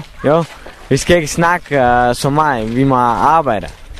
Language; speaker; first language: Danish; non-native, learner; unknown